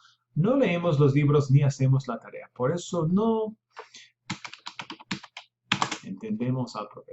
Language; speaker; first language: Spanish; non-native, fluent; English